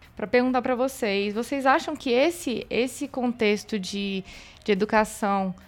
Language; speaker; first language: Portuguese; native; Portuguese